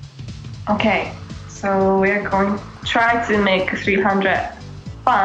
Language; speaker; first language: English; non-native, fluent; Japanese